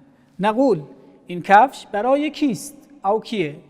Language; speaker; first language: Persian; non-native, fluent; Arabic